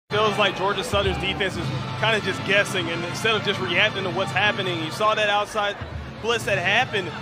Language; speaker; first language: English; native; English